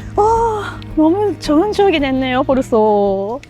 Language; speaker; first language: Korean; non-native, fluent; Japanese